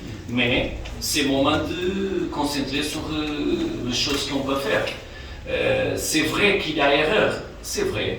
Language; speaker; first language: French; non-native, fluent; Portuguese